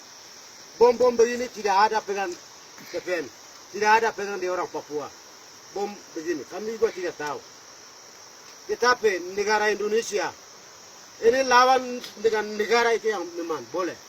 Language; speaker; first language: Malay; non-native, local second language; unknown